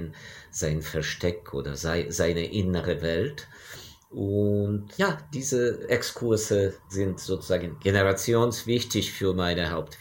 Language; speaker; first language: German; non-native, fluent; Ukrainian